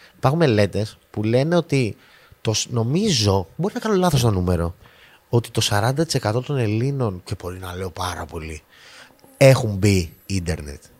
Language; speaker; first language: Greek; native; Greek